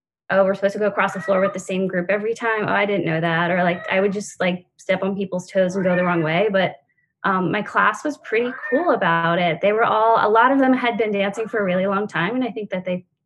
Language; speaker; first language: English; non-native, fluent; French